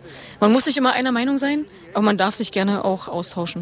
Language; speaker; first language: German; native; German